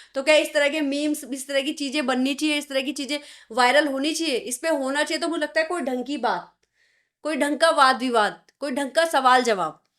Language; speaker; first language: Hindi; native; Hindi